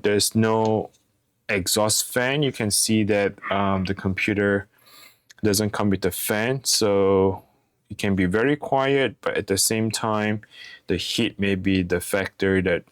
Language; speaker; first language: English; non-native, fluent; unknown